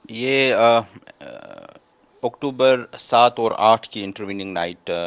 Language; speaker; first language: Hindi; native; Hindi